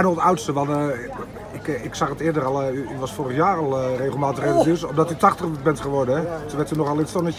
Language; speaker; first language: Dutch; native; Dutch